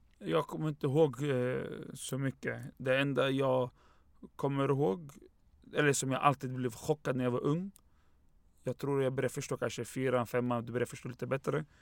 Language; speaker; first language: Swedish; early bilingual, other home language; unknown